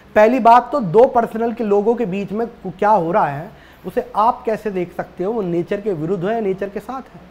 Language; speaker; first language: Hindi; native; Hindi